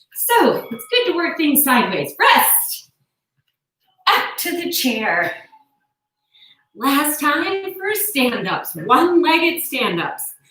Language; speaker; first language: English; native; English